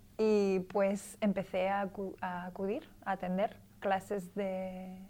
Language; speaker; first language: Spanish; early bilingual, other home language; English